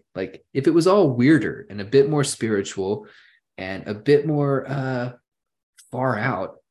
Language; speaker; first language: English; early bilingual, other home language; German